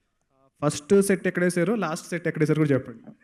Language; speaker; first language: Telugu; native; Telugu